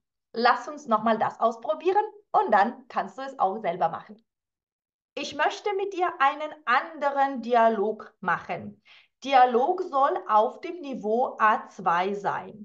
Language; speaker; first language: German; non-native, fluent; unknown